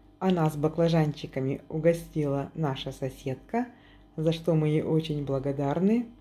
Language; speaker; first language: Russian; native; Russian